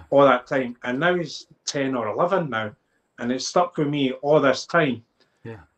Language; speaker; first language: English; native; English